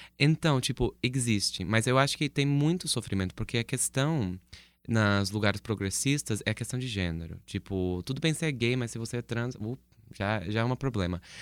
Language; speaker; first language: Portuguese; non-native, fluent; English